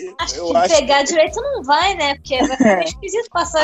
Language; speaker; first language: Portuguese; native; Portuguese